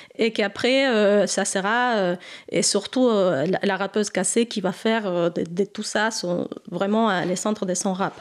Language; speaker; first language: French; non-native, fluent; Spanish